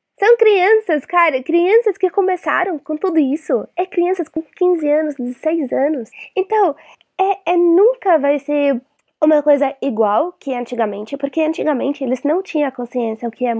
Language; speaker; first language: Portuguese; non-native, fluent; Arabic